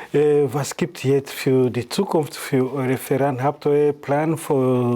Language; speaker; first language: German; non-native, learner; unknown